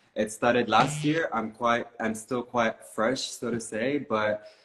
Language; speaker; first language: English; non-native, fluent; Arabic